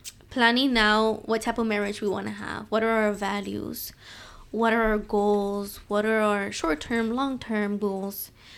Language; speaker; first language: English; early bilingual, other home language; Spanish